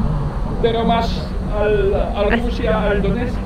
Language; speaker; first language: Spanish; non-native, learner; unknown